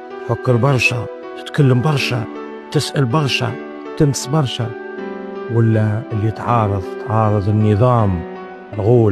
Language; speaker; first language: Arabic; native; Arabic